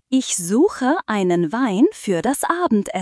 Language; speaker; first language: German; non-native, fluent; Turkish